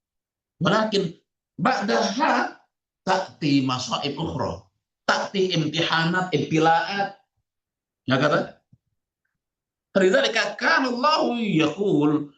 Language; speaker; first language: Arabic; non-native, fluent; Indonesian